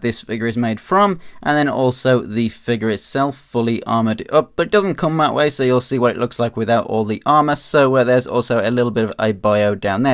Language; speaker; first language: English; native; English